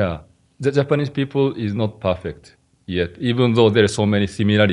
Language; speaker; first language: English; non-native, learner; Japanese